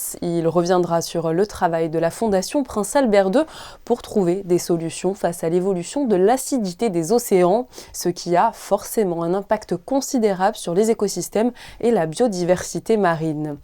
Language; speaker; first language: French; native; French